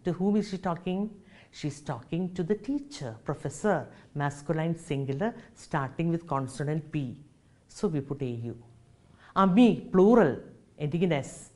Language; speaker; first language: English; non-native, local second language; Malayalam